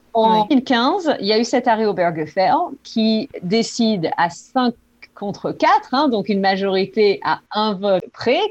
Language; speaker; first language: French; native; French